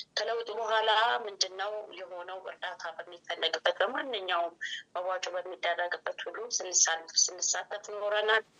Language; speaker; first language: Amharic; native; Amharic